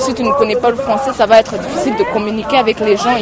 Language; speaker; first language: French; non-native, fluent; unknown